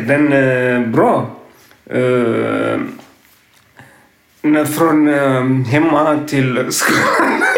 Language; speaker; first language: Swedish; non-native, learner; Tigrinya